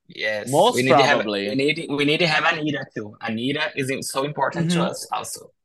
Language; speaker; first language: English; non-native, learner; Portuguese